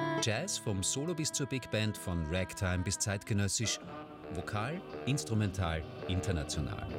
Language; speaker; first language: German; native; German